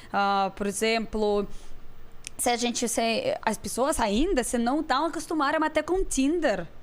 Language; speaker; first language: Portuguese; non-native, fluent; Russian